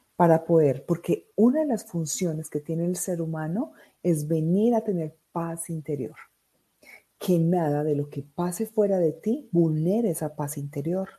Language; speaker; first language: Spanish; native; Spanish